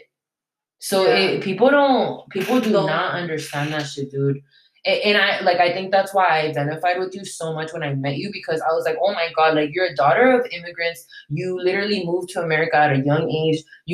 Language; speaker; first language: English; early bilingual, other home language; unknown